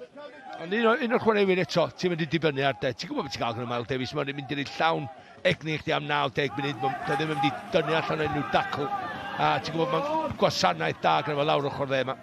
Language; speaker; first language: Welsh; native; Welsh